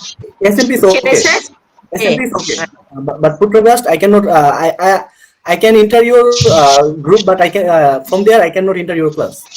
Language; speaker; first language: English; non-native, learner; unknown